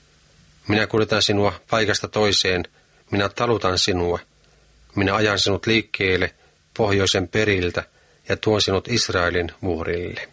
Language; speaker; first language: Finnish; native; Finnish